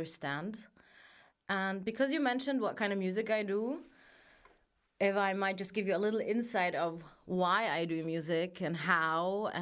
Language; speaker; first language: English; non-native, fluent; German